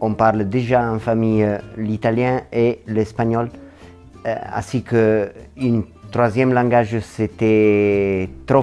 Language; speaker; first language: French; non-native, local second language; Italian